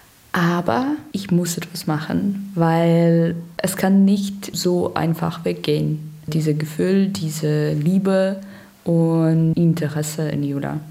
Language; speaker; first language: German; non-native, learner; Russian